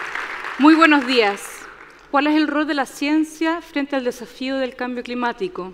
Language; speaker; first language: Spanish; native; Spanish